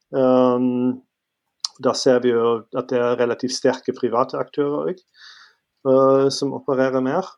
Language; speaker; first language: Norwegian; non-native, fluent; German